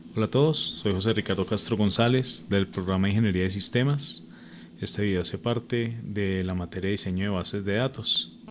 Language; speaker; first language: Spanish; native; Spanish